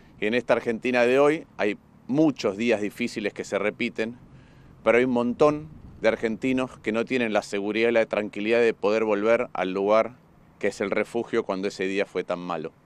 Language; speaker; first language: Spanish; native; Spanish